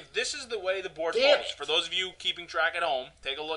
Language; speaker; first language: English; native; English